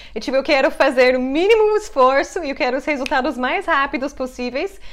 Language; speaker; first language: Portuguese; non-native, fluent; English